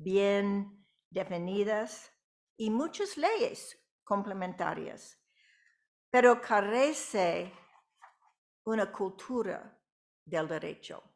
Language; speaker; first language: Spanish; non-native, fluent; English